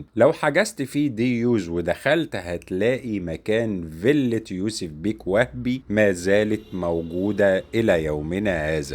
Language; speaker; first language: Arabic; native; Arabic